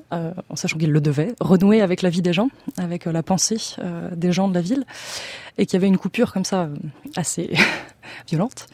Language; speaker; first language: French; native; French